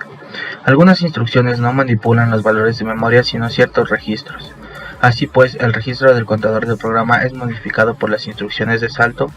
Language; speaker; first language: Spanish; native; Spanish